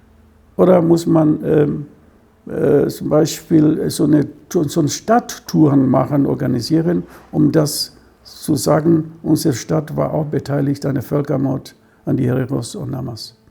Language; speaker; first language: German; non-native, fluent; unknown